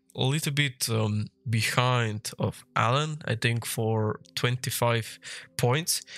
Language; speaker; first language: English; non-native, fluent; Slovenian